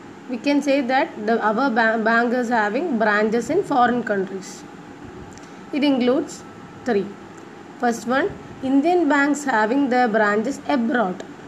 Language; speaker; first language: English; non-native, local second language; Malayalam